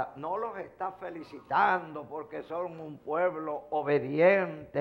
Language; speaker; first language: Spanish; native; Spanish